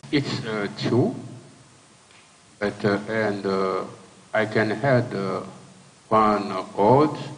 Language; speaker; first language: English; non-native, learner; French